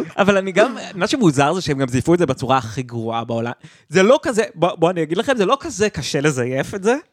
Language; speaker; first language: Hebrew; native; Hebrew